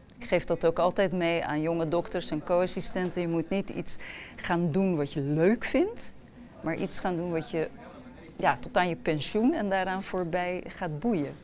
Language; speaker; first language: Dutch; early bilingual, other home language; Arabic